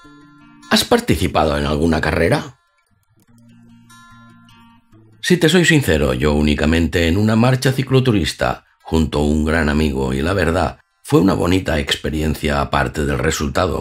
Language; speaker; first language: Spanish; native; Spanish